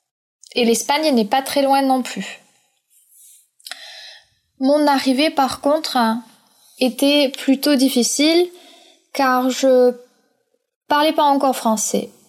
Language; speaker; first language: French; early bilingual, other home language; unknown